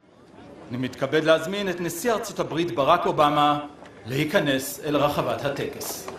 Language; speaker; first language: Hebrew; native; Hebrew